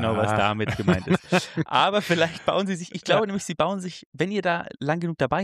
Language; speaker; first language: German; native; German